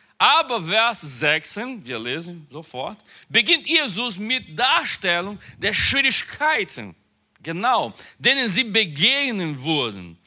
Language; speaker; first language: German; non-native, learner; Portuguese